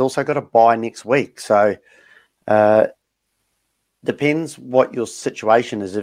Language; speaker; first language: English; native; English